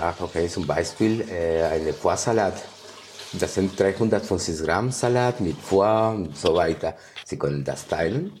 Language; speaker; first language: German; non-native, fluent; Spanish